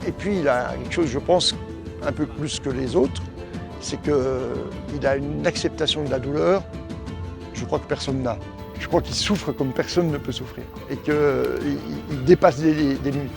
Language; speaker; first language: French; native; French